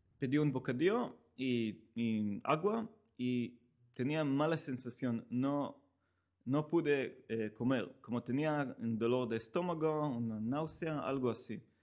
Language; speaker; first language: Spanish; non-native, learner; Hebrew